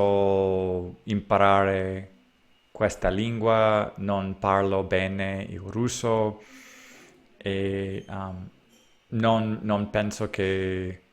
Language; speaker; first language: Italian; non-native, learner; English